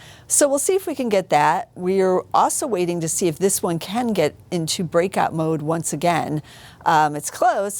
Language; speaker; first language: English; native; English